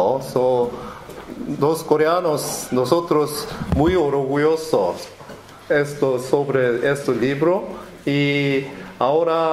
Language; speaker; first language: Spanish; non-native, learner; Korean